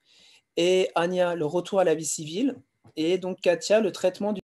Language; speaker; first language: French; native; French